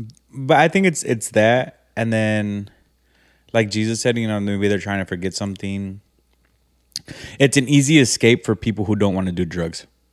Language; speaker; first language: English; native; English